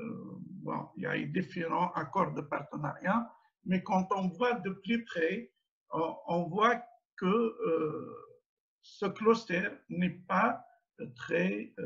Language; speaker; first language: French; non-native, local second language; Arabic